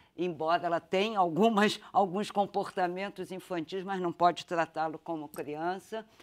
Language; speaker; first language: Portuguese; native; Portuguese